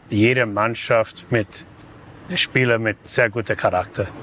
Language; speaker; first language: German; non-native, learner; English